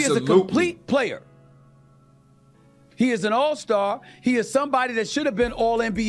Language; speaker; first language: English; native; English